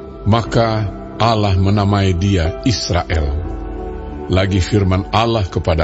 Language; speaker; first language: Indonesian; native; Indonesian